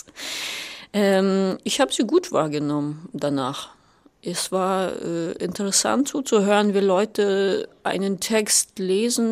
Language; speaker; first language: German; native; German